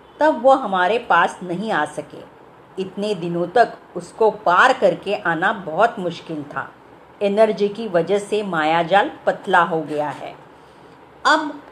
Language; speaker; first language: Hindi; non-native, local second language; Marathi